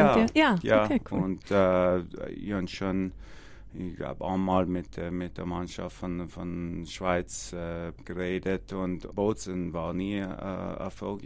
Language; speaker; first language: German; non-native, learner; English